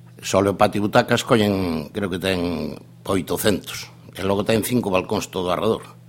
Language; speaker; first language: Galician; native; Galician